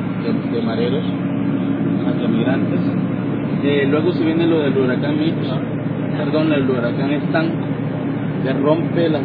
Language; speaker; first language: Spanish; native; Spanish